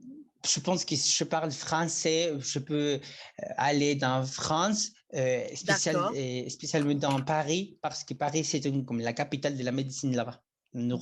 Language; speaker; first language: French; non-native, learner; Spanish